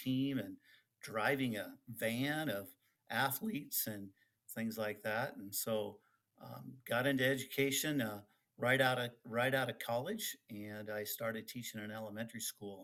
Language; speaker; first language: English; early bilingual, other home language; Dutch